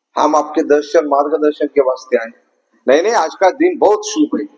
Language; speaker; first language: Hindi; non-native, local second language; Marathi